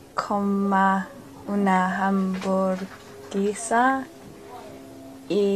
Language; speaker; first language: Spanish; non-native, learner; English